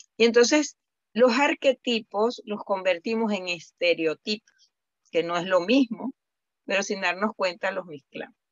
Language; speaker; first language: Spanish; native; Spanish